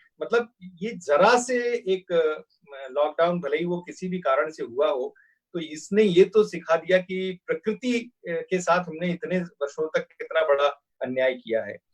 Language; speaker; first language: Hindi; native; Hindi